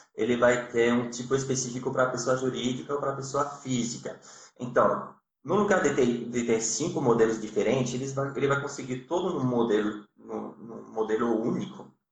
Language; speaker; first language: Portuguese; non-native, fluent; French